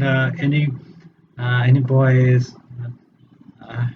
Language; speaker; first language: English; non-native, learner; Bangla